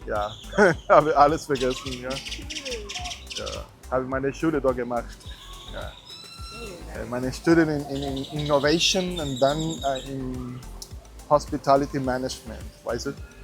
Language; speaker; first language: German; non-native, learner; Spanish